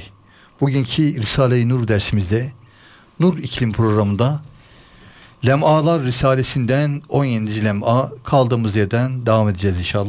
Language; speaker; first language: Turkish; native; Turkish